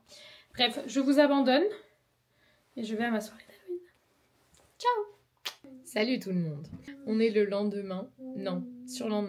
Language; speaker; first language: French; native; French